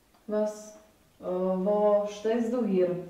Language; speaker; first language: German; non-native, learner; Slovak